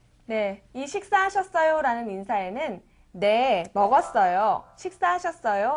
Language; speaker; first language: Korean; native; Korean